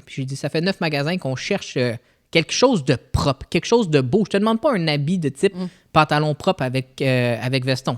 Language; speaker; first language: French; native; French